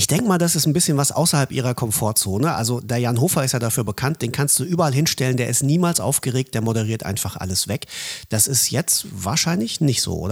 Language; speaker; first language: German; native; German